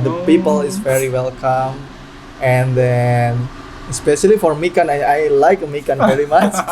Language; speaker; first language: English; non-native, learner; Indonesian